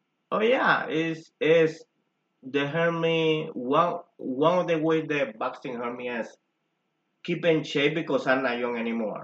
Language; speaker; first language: English; non-native, learner; Spanish